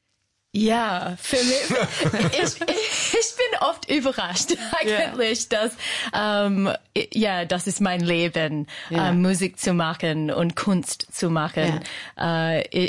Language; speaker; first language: German; non-native, learner; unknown